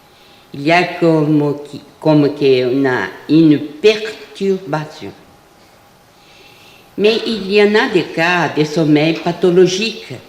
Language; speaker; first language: French; non-native, fluent; Portuguese